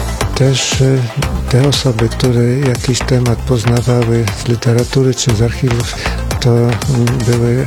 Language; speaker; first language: Polish; native; Polish